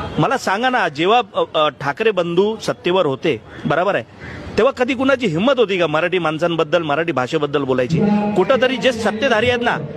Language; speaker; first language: Marathi; non-native, local second language; Gujarati